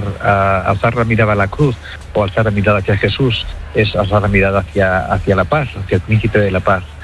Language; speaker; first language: Spanish; native; Spanish